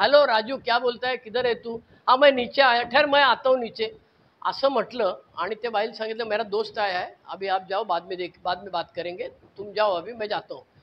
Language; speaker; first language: Hindi; non-native, local second language; Marathi